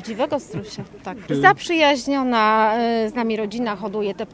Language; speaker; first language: Polish; native; Polish